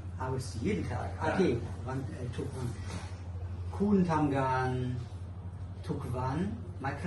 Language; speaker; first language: Thai; non-native, learner; German